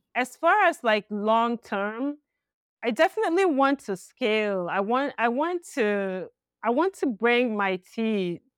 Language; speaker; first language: English; non-native, local second language; Igbo